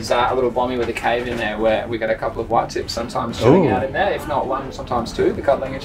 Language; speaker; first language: English; native; English